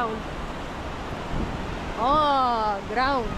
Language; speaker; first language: English; non-native, learner; Greek